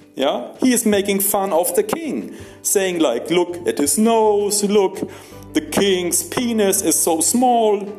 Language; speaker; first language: English; non-native, fluent; German